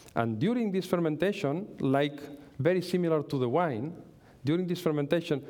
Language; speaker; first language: English; non-native, learner; Spanish